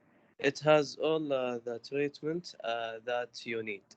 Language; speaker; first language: English; non-native, learner; Arabic